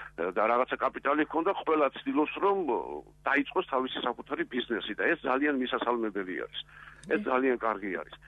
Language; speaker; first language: Georgian; native; Georgian